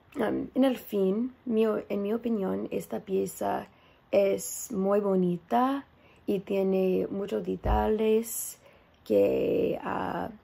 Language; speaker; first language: Spanish; non-native, learner; English